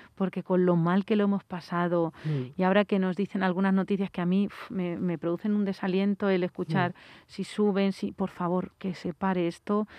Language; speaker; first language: Spanish; native; Spanish